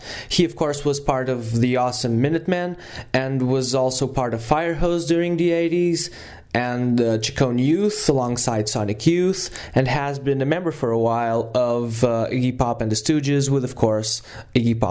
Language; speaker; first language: English; non-native, fluent; Portuguese